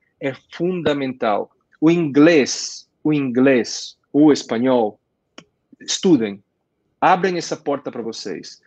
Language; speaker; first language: Portuguese; non-native, fluent; Italian